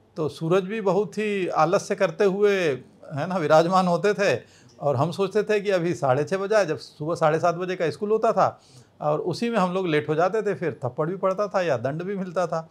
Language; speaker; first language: Hindi; native; Hindi